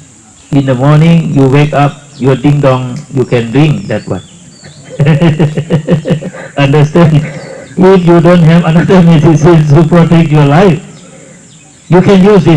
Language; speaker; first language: English; non-native, learner; Thai